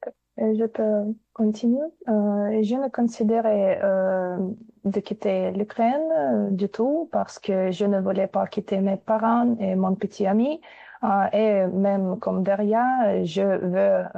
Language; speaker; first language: French; non-native, fluent; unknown